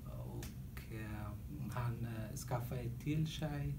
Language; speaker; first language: Swedish; non-native, learner; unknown